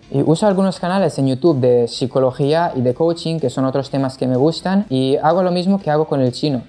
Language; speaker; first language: Spanish; non-native, fluent; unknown